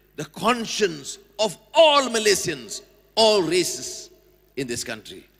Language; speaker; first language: English; non-native, local second language; Malay